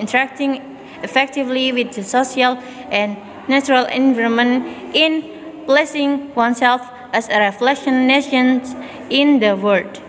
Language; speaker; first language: English; non-native, learner; Indonesian